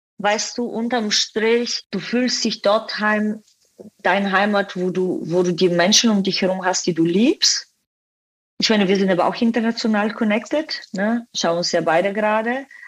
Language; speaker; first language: German; non-native, fluent; Bulgarian